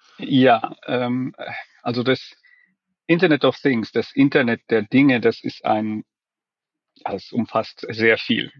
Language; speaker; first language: German; non-native, fluent; Finnish